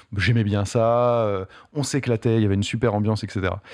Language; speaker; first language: French; native; French